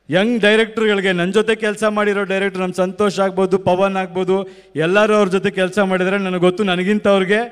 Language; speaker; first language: Kannada; native; Kannada